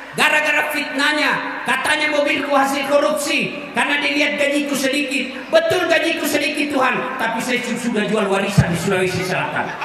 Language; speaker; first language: Indonesian; non-native, local second language; Buginese